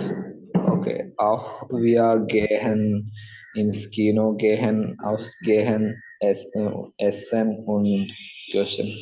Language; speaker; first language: German; non-native, learner; Malayalam